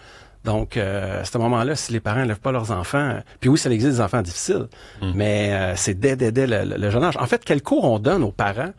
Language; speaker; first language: French; native; French